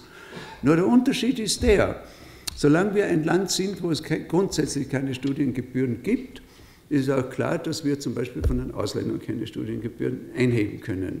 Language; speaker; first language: German; native; German